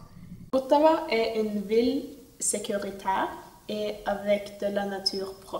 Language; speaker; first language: French; non-native, learner; Norwegian